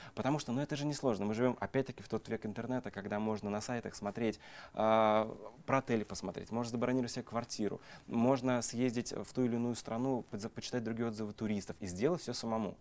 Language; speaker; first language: Russian; native; Russian